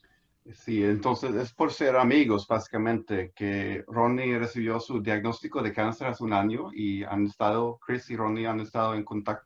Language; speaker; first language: Spanish; non-native, fluent; Swedish